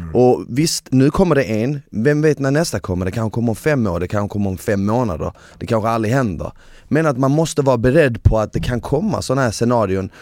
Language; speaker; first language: Swedish; early bilingual, other home language; Bosnian